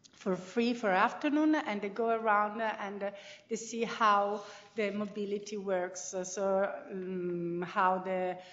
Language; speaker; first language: English; non-native, fluent; Italian